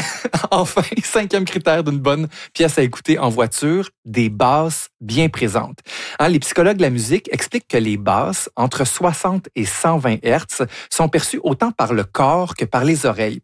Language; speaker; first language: French; native; French